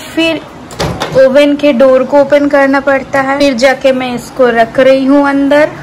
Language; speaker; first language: Hindi; non-native, local second language; Bangla